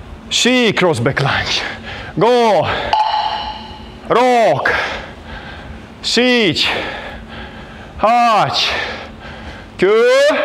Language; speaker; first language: English; non-native, fluent; Russian